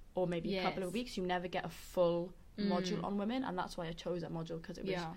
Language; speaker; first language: English; native; English